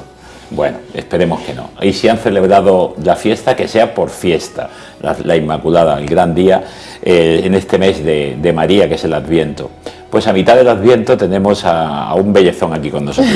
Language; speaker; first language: Spanish; native; Spanish